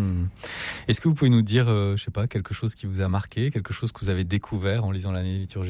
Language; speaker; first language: French; native; French